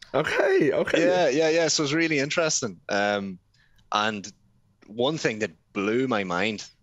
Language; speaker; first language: English; native; English